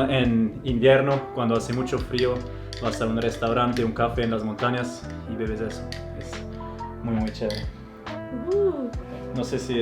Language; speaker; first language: Spanish; non-native, fluent; German